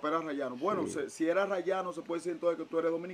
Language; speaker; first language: Spanish; native; Spanish